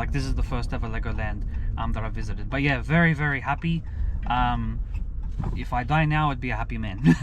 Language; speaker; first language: English; native; English